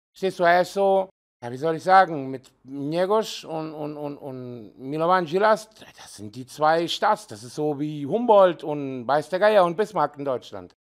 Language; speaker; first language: German; early bilingual, heritage; Serbian